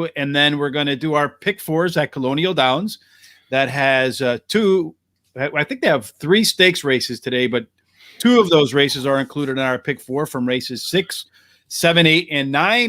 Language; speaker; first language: English; native; English